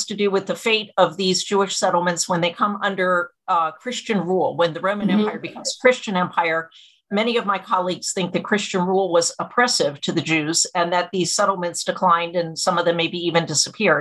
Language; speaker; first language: English; native; English